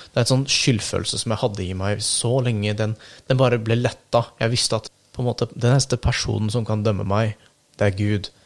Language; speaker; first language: Norwegian; early bilingual, other home language; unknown